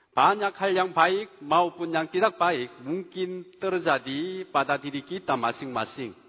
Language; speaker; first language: Indonesian; non-native, fluent; Korean